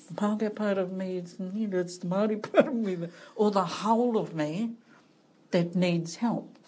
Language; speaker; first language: English; native; English